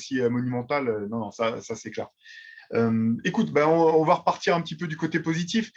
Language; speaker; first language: French; native; French